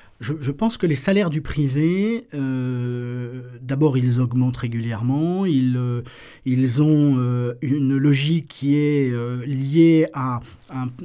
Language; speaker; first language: French; native; French